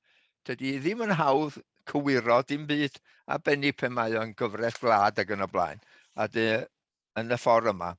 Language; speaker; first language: Welsh; native; Welsh